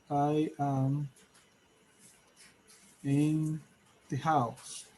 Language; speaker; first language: English; non-native, learner; Spanish